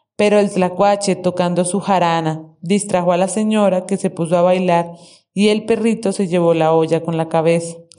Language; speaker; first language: Spanish; native; Spanish